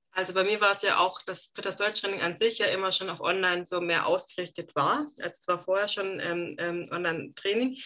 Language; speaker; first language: German; native; German